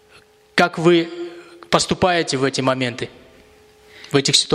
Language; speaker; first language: Russian; native; Russian